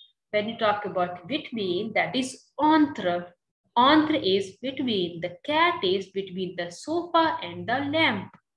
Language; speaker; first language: English; non-native, local second language; Hindi